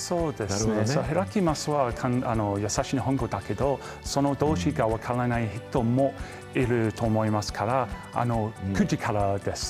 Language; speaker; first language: Japanese; non-native, fluent; English